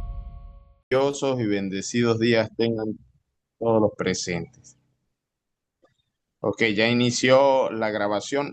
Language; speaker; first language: Spanish; native; Spanish